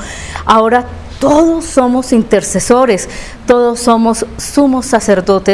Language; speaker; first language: Spanish; native; Spanish